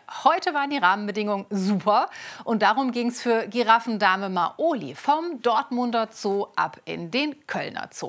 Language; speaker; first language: German; native; German